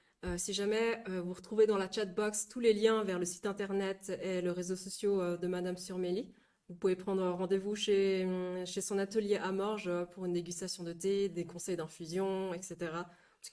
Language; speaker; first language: French; native; French